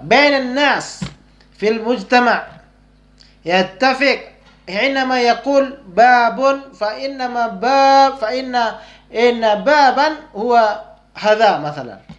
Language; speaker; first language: Arabic; non-native, fluent; Indonesian